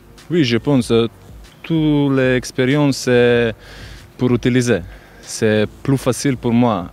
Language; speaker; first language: French; non-native, learner; Macedonian